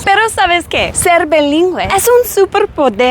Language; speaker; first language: Spanish; non-native, learner; English